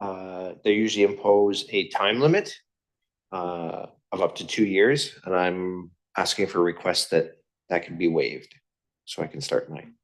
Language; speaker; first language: English; native; English